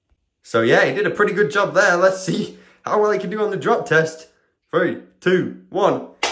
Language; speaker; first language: English; native; English